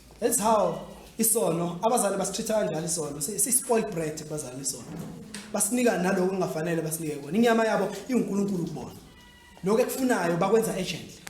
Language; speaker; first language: Zulu; native; Zulu